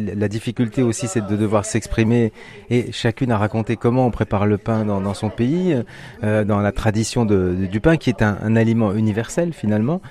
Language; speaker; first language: French; native; French